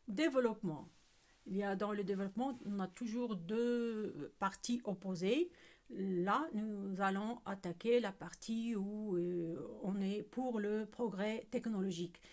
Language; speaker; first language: French; non-native, local second language; Arabic